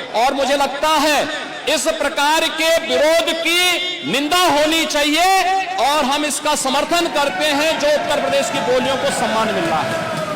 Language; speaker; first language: Hindi; native; Hindi